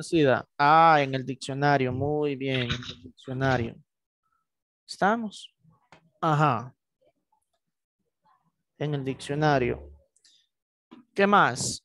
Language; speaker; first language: Spanish; native; Spanish